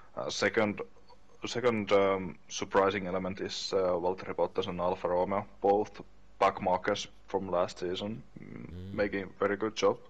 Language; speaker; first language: English; non-native, learner; Finnish